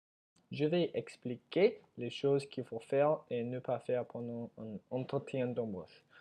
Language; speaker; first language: French; non-native, learner; English